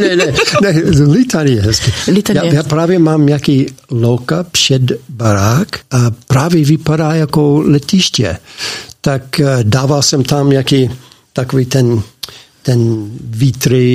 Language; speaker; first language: Slovak; non-native, learner; English